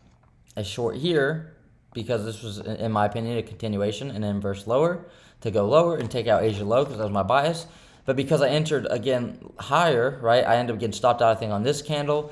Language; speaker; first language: English; native; English